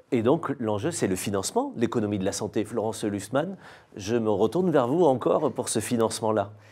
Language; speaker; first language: French; native; French